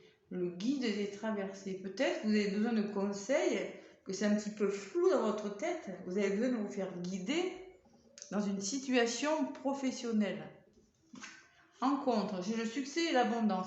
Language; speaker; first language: French; native; French